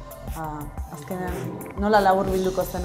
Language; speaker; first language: Basque; native; Basque